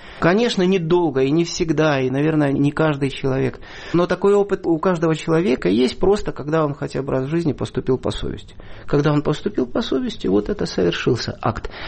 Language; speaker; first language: Russian; native; Russian